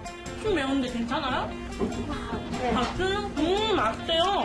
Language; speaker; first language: Korean; non-native, fluent; Chinese